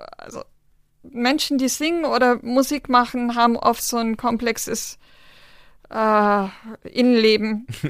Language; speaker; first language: German; non-native, local second language; Romany